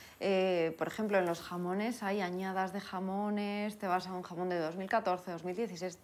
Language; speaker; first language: Spanish; native; Spanish